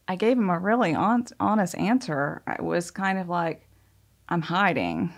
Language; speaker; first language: English; native; English